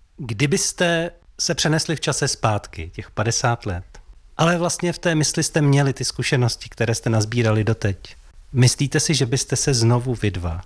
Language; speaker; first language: Czech; native; Czech